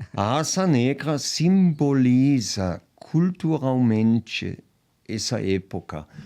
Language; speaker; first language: Portuguese; non-native, fluent; German